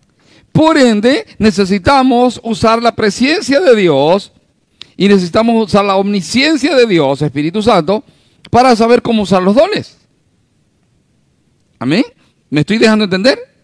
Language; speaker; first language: Spanish; native; Spanish